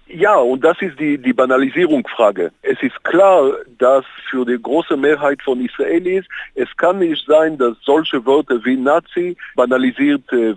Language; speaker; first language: German; non-native, fluent; Hebrew